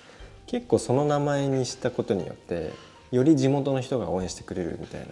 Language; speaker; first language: Japanese; native; Japanese